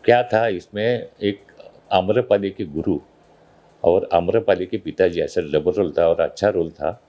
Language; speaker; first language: Hindi; non-native, local second language; Marathi